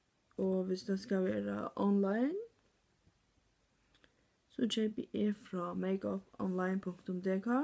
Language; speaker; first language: Norwegian; non-native, learner; Faroese